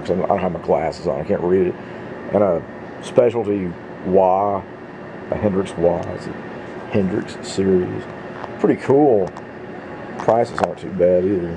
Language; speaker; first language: English; native; English